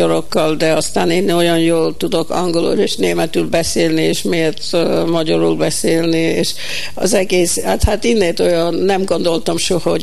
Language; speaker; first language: Hungarian; early bilingual, heritage; Hungarian